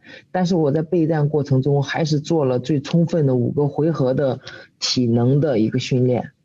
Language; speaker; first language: Chinese; native; Chinese